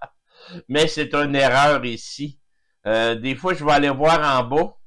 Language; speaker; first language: French; native; French